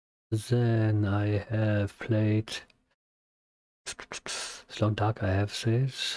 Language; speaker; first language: English; non-native, learner; German